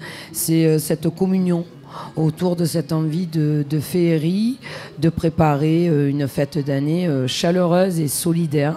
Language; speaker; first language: French; native; French